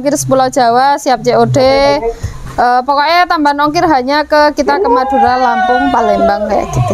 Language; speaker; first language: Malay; non-native, local second language; Javanese